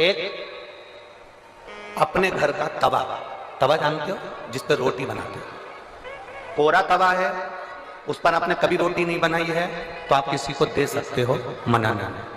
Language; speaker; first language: Hindi; native; Hindi